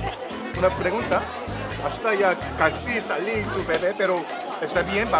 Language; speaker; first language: Spanish; non-native, learner; Korean